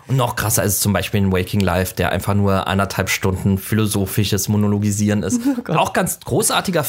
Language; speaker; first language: German; native; German